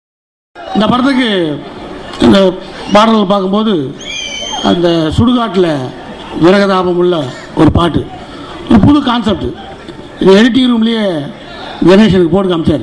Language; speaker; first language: Tamil; native; Tamil